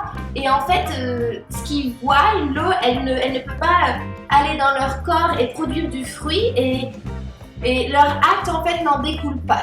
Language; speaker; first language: French; native; French